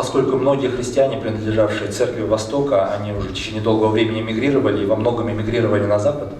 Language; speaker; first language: Russian; native; Russian